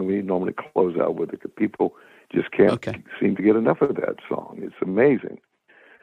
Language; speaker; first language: English; native; English